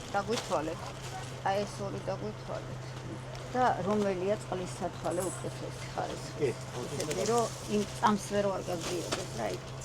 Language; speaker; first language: Georgian; native; Georgian